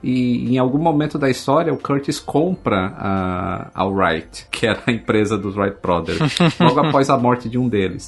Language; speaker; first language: Portuguese; native; Portuguese